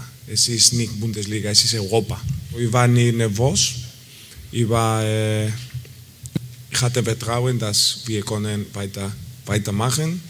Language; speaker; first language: German; non-native, learner; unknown